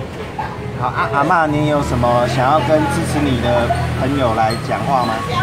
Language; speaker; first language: Chinese; native; Chinese